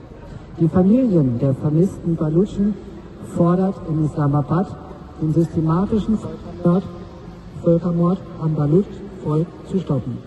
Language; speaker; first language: German; non-native, learner; Baluchi